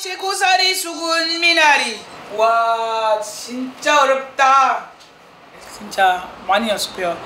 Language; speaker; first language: Korean; non-native, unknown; French